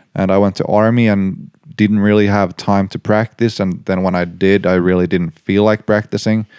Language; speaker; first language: English; non-native, fluent; Finnish